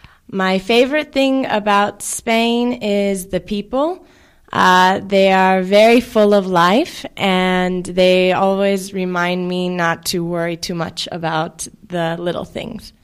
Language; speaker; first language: English; native; English